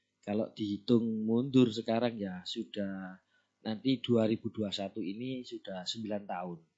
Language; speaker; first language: Indonesian; non-native, local second language; Javanese